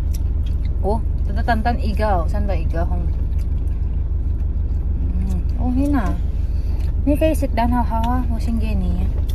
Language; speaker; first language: Chinese; non-native, learner; Filipino